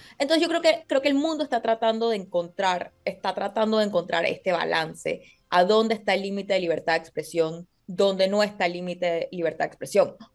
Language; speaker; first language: Spanish; native; Spanish